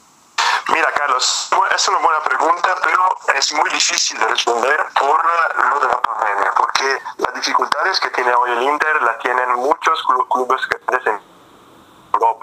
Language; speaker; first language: Spanish; non-native, fluent; Italian